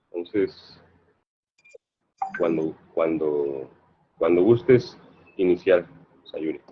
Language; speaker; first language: Spanish; native; Spanish